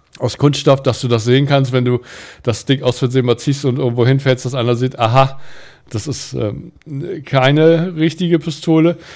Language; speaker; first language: German; native; German